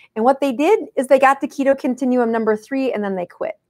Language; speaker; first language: English; native; English